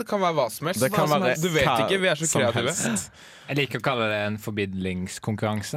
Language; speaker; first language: Norwegian; native; Norwegian